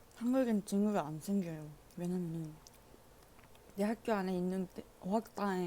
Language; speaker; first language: Korean; non-native, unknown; Japanese